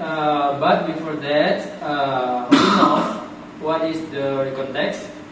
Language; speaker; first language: English; non-native, learner; Indonesian